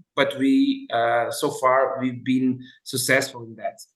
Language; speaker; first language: English; non-native, fluent; Portuguese